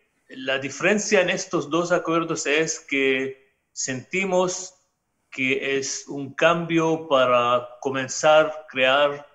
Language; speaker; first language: Spanish; non-native, fluent; Arabic